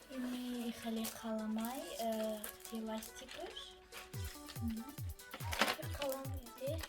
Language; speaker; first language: Persian; early bilingual, heritage; Tajik